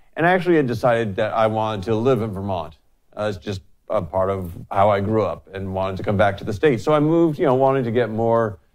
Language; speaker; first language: English; native; English